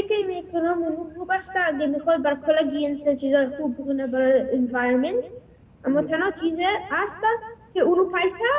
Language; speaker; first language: Persian; early bilingual, heritage; Persian